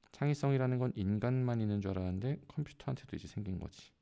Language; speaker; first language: Korean; native; Korean